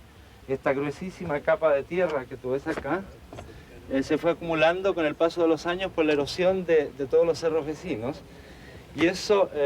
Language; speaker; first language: Spanish; native; Spanish